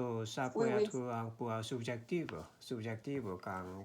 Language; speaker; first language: French; non-native, learner; Korean